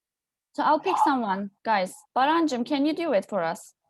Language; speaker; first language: English; non-native, fluent; Turkish